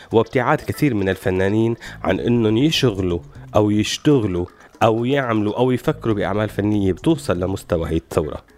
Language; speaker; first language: Arabic; native; Arabic